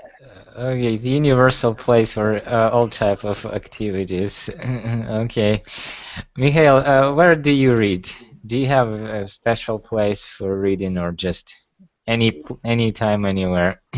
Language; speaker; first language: English; non-native, fluent; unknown